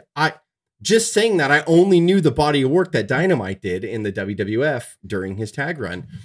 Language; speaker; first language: English; native; English